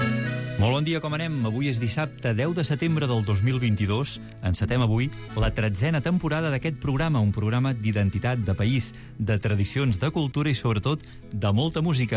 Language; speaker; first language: Catalan; native; Catalan